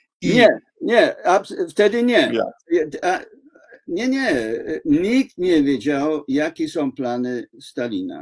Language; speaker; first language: Polish; non-native, fluent; English